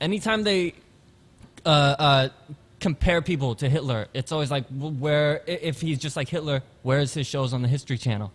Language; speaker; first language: English; early bilingual, other home language; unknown